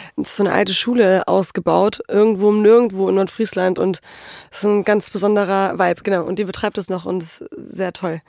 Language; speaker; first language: German; early bilingual, other home language; Polish